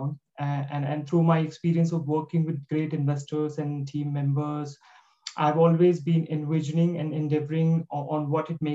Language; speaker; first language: English; non-native, local second language; Hindi